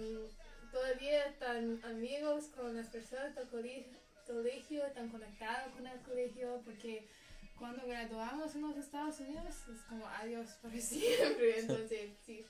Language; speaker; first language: Spanish; non-native, learner; English